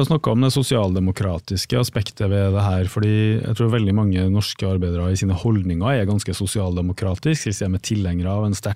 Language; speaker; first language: Norwegian; native; Norwegian